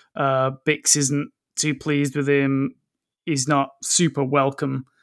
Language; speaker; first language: English; native; English